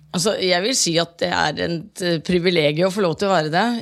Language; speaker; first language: Norwegian; native; Norwegian